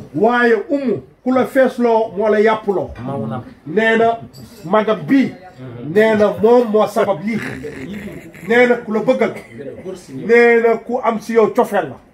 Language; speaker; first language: Wolof; non-native, local second language; Fula